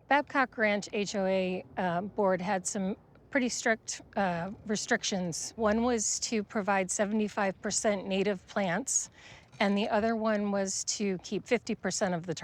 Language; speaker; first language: English; native; English